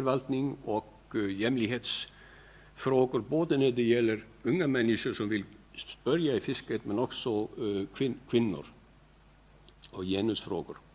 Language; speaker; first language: Swedish; non-native, fluent; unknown